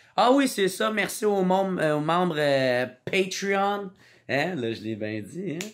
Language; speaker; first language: French; native; French